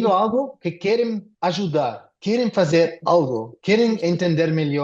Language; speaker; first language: Portuguese; non-native, fluent; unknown